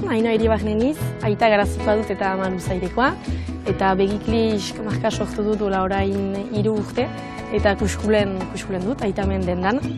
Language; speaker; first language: Basque; native; Basque